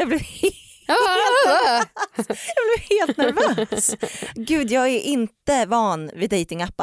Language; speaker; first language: Swedish; native; Swedish